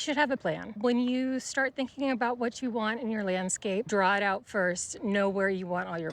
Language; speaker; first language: English; native; English